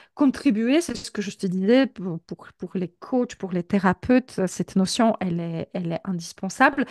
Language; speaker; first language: French; non-native, fluent; Polish